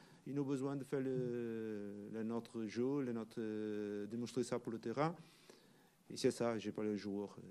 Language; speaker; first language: French; non-native, learner; Portuguese